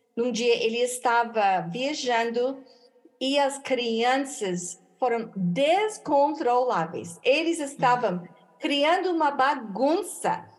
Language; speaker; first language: Portuguese; non-native, fluent; English